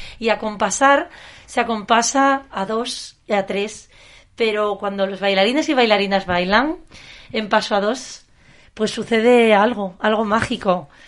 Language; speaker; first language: Spanish; native; Spanish